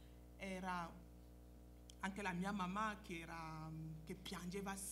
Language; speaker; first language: Italian; non-native, fluent; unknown